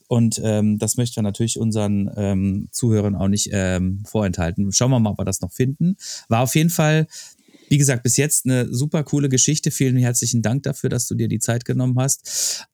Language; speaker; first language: German; native; German